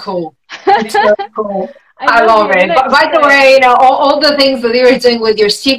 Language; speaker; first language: English; non-native, fluent; Italian